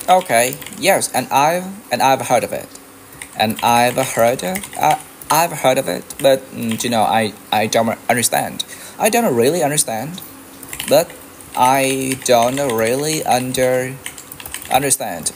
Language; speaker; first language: English; non-native, fluent; Vietnamese